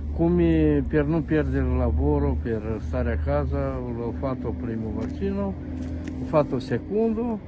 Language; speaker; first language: Italian; non-native, learner; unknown